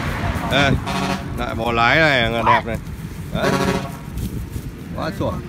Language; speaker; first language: Vietnamese; native; Vietnamese